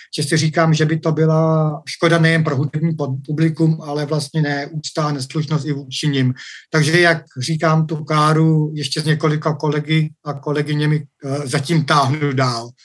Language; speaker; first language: Czech; native; Czech